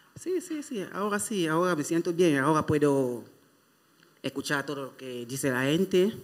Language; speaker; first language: Spanish; non-native, fluent; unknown